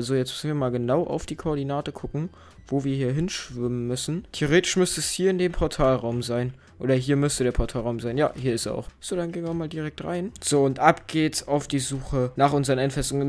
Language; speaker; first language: German; native; German